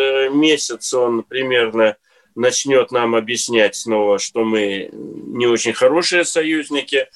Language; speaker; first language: Russian; native; Russian